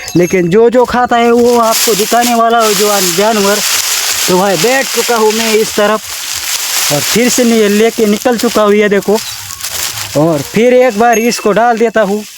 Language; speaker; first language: Hindi; non-native, local second language; Marathi